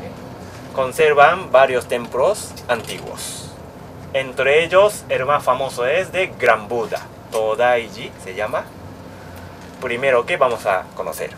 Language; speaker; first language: Spanish; non-native, learner; Japanese